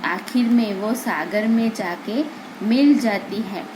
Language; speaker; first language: Hindi; non-native, local second language; Gujarati